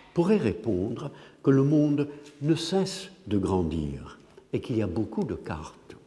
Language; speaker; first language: French; non-native, fluent; English